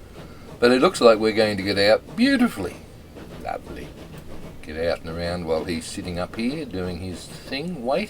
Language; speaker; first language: English; native; English